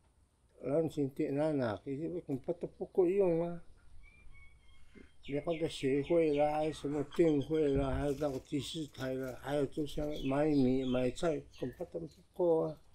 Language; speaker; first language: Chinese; non-native, local second language; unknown